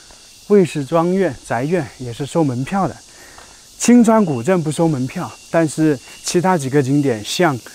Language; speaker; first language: Chinese; native; Chinese